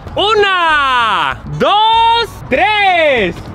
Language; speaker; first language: Spanish; native; Spanish